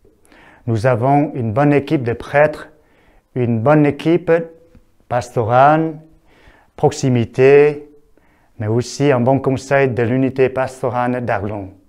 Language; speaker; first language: French; non-native, fluent; Vietnamese